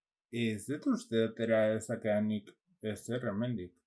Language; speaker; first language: Basque; non-native, local second language; Spanish